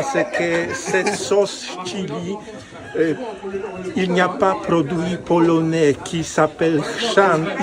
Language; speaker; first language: French; non-native, learner; Polish